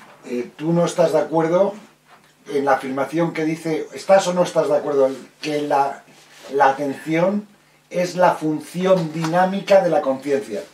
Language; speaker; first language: Spanish; native; Spanish